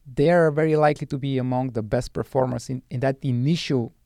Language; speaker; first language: English; non-native, fluent; Bulgarian